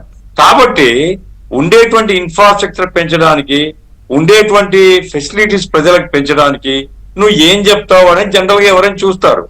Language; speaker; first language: Telugu; native; Telugu